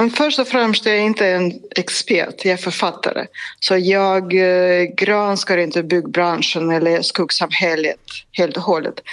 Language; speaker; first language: Swedish; non-native, fluent; Russian